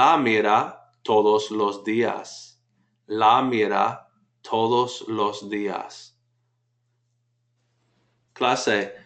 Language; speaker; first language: Spanish; non-native, fluent; English